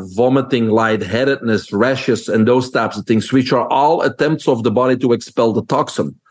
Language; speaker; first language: English; non-native, fluent; French